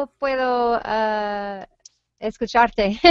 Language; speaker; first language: Spanish; non-native, learner; English